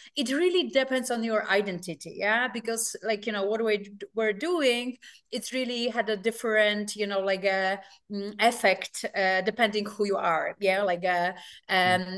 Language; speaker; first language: English; non-native, fluent; Polish